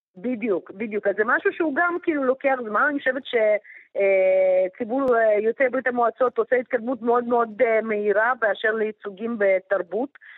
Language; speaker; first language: Hebrew; non-native, fluent; Russian